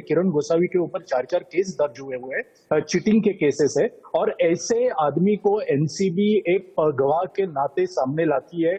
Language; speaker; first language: Hindi; native; Hindi